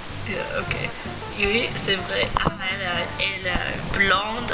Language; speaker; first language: French; non-native, learner; English